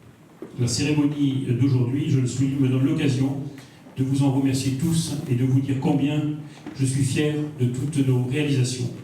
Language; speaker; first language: French; native; French